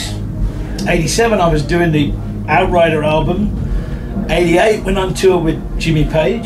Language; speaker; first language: English; native; English